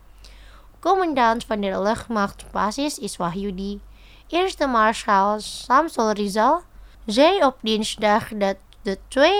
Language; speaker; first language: Dutch; non-native, fluent; Indonesian